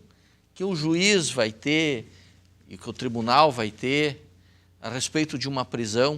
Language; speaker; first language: Portuguese; native; Portuguese